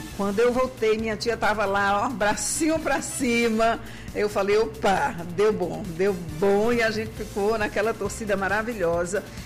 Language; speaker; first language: Portuguese; native; Portuguese